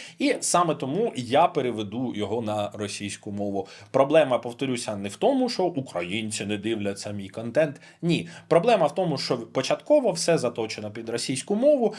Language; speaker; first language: Ukrainian; non-native, local second language; Russian